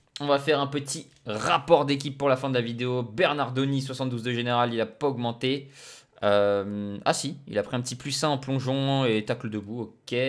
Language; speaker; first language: French; native; French